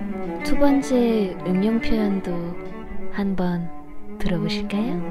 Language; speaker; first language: Korean; non-native, fluent; French